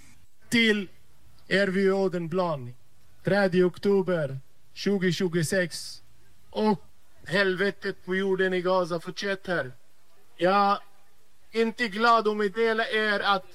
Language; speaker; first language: Swedish; non-native, fluent; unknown